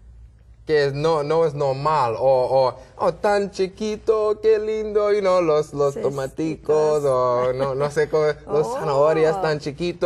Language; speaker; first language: Spanish; non-native, learner; English